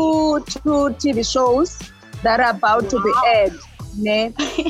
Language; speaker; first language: English; non-native, local second language; Xhosa